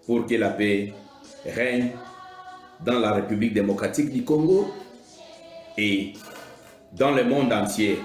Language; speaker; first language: French; non-native, local second language; Swahili